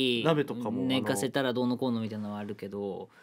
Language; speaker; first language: Japanese; native; Japanese